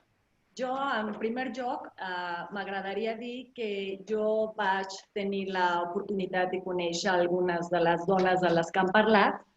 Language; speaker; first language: Catalan; non-native, learner; Spanish